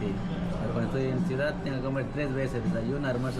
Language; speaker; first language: Spanish; non-native, local second language; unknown